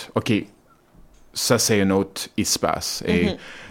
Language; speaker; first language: French; non-native, learner; English